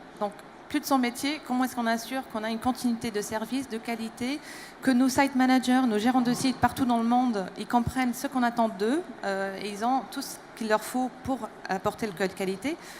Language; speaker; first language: French; non-native, fluent; English